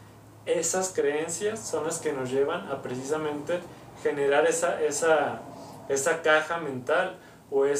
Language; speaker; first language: Spanish; native; Spanish